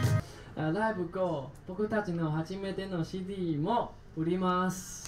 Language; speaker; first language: Japanese; non-native, learner; Chinese